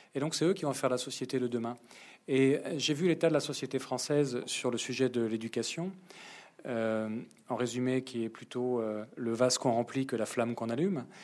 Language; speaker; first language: French; native; French